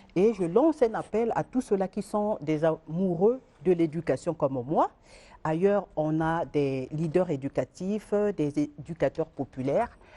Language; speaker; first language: French; non-native, local second language; Lingala